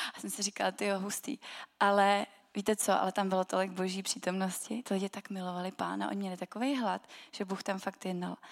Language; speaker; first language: Czech; native; Czech